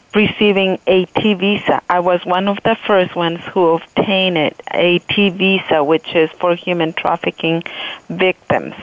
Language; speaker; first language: English; non-native, fluent; Spanish